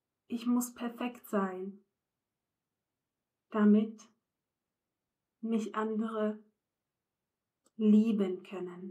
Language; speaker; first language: German; non-native, fluent; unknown